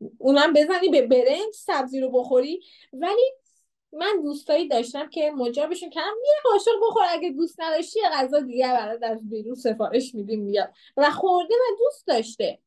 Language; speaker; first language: Persian; native; Persian